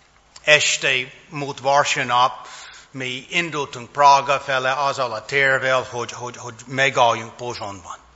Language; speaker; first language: Hungarian; non-native, fluent; English